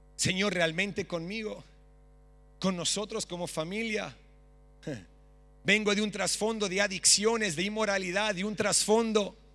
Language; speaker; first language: Spanish; early bilingual, other home language; English